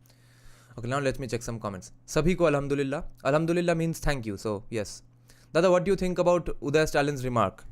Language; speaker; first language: English; non-native, local second language; Bangla